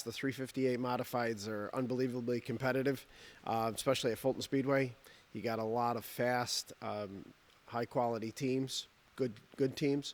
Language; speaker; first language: English; native; English